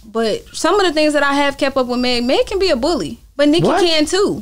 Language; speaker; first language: English; native; English